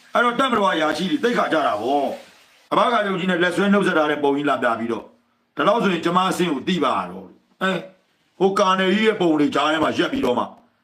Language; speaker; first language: Burmese; native; Burmese